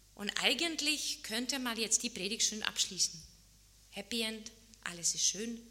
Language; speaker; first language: German; non-native, fluent; Czech